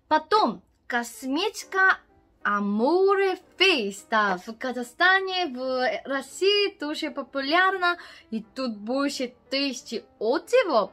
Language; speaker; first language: Russian; non-native, learner; Korean